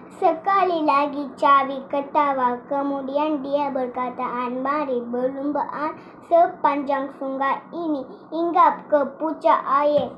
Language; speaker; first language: Malay; non-native, local second language; Tamil